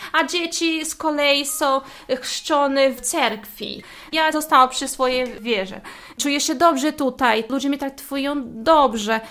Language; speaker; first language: Polish; non-native, fluent; Portuguese